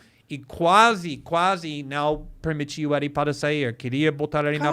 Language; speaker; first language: Portuguese; non-native, fluent; English